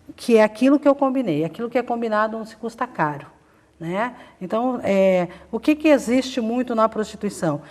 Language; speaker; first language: Portuguese; native; Portuguese